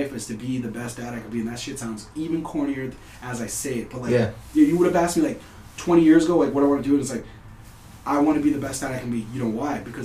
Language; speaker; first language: English; early bilingual, other home language; Spanish